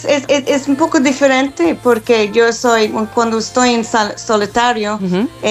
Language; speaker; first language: Spanish; non-native, fluent; English